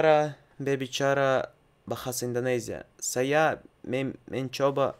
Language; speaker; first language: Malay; non-native, learner; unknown